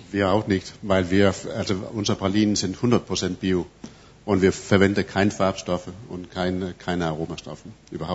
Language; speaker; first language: German; non-native, fluent; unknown